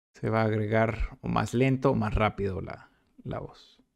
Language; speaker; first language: Spanish; native; Spanish